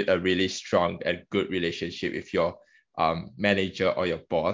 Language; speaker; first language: English; non-native, local second language; Chinese